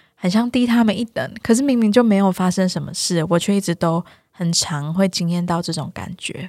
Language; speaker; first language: Chinese; native; Chinese